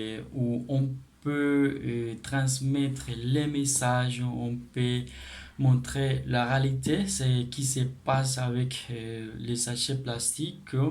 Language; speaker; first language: French; non-native, learner; Spanish